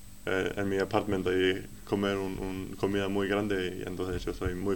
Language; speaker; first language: Spanish; non-native, learner; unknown